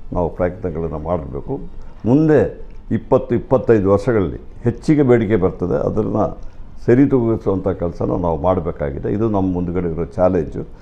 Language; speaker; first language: Kannada; non-native, local second language; Malayalam